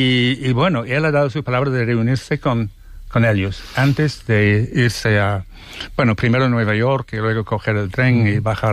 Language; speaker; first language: Spanish; non-native, fluent; English